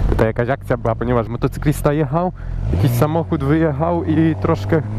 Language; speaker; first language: Polish; native; Polish